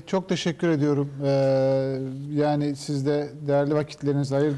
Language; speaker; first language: Turkish; native; Turkish